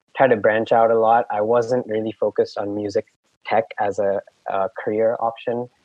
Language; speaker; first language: English; non-native, local second language; Hindi